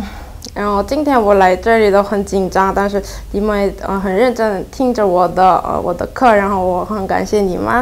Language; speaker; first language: Chinese; non-native, learner; Korean